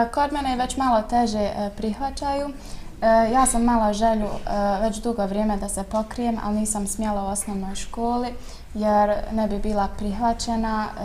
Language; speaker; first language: Croatian; early bilingual, other home language; Bosnian